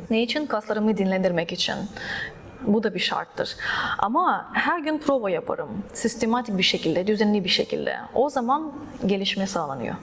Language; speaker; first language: Turkish; early bilingual, other home language; Russian